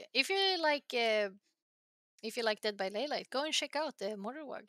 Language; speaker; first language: English; non-native, fluent; Swedish